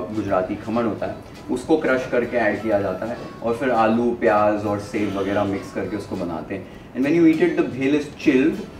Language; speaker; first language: Hindi; non-native, local second language; Punjabi